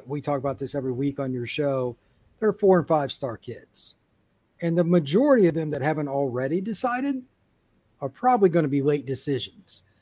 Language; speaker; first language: English; native; English